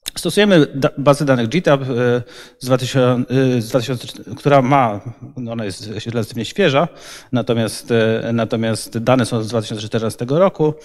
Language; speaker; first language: Polish; native; Polish